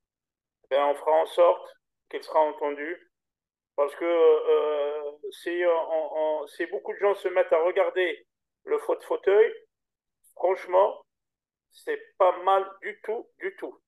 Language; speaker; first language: French; native; French